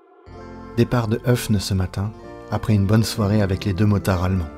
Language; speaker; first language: French; native; French